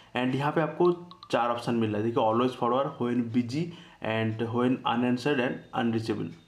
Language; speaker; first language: Hindi; native; Hindi